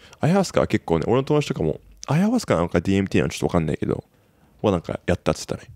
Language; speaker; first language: Japanese; native; Japanese